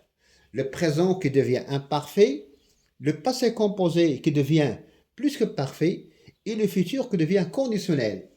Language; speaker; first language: French; non-native, local second language; Arabic